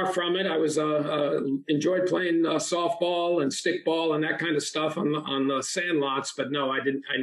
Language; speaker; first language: English; early bilingual, other home language; Italian